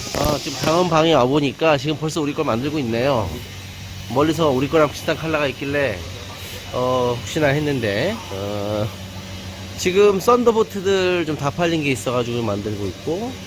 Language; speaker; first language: Korean; native; Korean